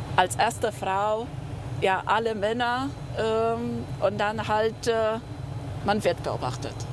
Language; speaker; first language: German; early bilingual, other home language; Polish